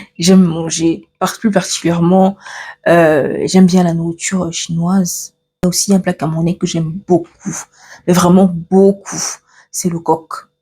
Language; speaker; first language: French; early bilingual, other home language; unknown